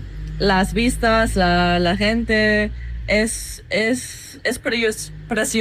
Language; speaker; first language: Spanish; non-native, fluent; English